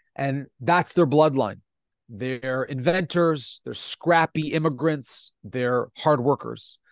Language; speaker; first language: English; non-native, fluent; Italian